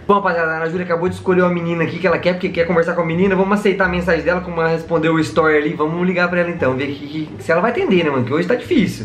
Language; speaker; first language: Portuguese; native; Portuguese